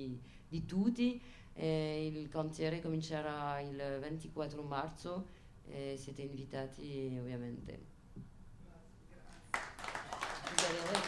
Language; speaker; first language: Italian; non-native, fluent; French